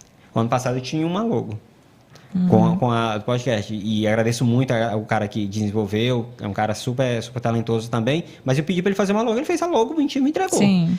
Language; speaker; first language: Portuguese; native; Portuguese